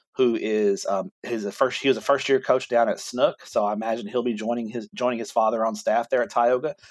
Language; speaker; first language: English; native; English